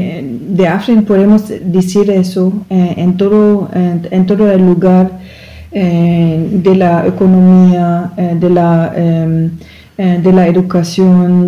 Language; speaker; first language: Spanish; non-native, learner; German